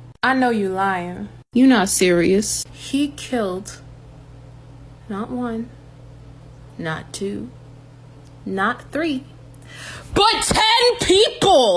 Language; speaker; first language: English; native; English